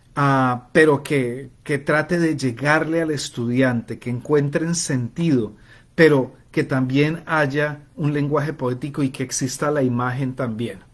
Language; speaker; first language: Spanish; native; Spanish